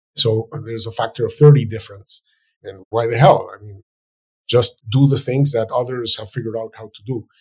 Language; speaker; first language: English; non-native, fluent; Spanish